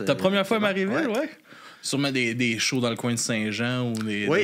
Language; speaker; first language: French; native; French